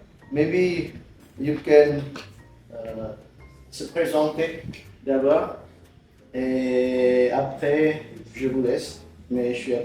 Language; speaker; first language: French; non-native, learner; Indonesian